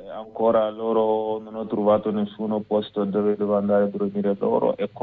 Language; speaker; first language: Italian; non-native, learner; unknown